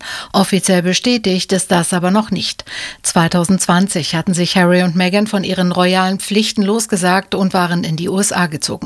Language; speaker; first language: German; native; German